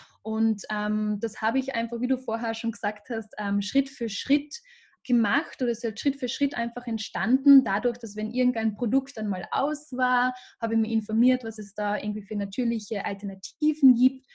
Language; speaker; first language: German; native; German